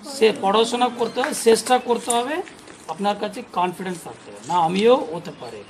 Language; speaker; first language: Bangla; non-native, local second language; Tamil